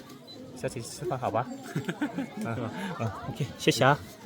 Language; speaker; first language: Chinese; non-native, fluent; Korean